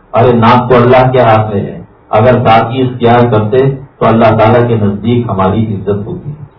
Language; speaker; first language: Urdu; native; Urdu